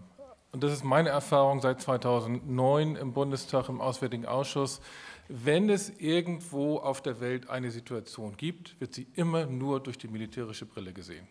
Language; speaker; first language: German; native; German